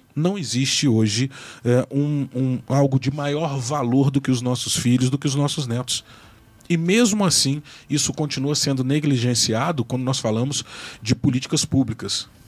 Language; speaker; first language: Portuguese; native; Portuguese